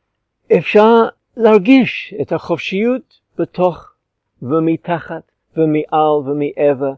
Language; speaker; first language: Hebrew; non-native, fluent; English